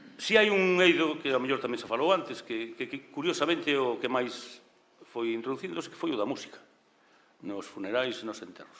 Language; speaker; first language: Galician; native; Galician